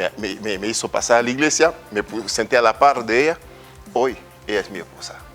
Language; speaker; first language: Spanish; non-native, fluent; French